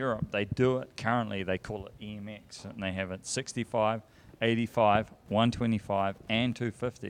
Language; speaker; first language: English; native; English